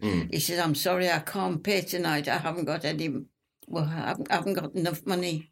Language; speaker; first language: English; native; English